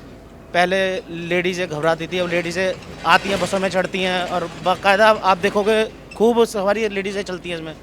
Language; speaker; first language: Hindi; native; Hindi